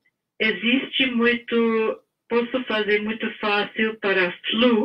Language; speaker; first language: Portuguese; non-native, fluent; English